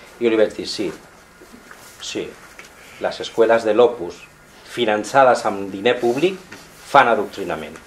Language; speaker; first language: Catalan; non-native, local second language; Spanish